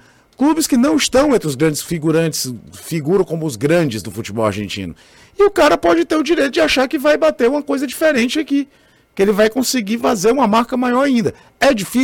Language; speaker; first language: Portuguese; native; Portuguese